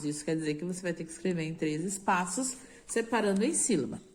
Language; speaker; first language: Portuguese; native; Portuguese